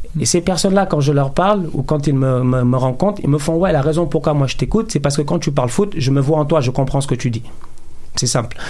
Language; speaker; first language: French; non-native, local second language; Wolof